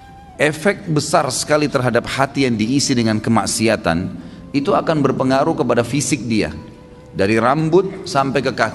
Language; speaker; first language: Indonesian; native; Indonesian